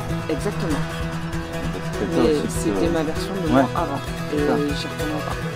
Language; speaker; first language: French; native; French